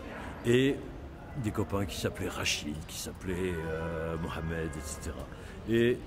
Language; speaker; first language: French; native; French